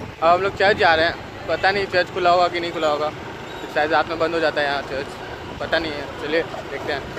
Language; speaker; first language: Hindi; native; Hindi